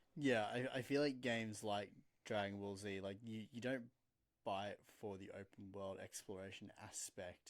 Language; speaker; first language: English; native; English